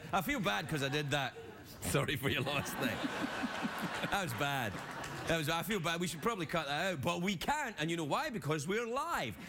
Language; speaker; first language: English; native; English